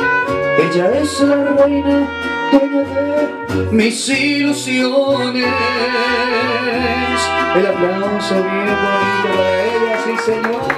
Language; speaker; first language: Spanish; native; Spanish